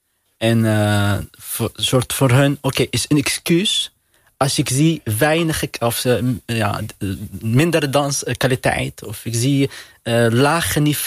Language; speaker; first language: Dutch; non-native, fluent; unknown